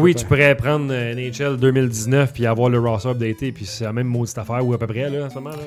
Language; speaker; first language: French; native; French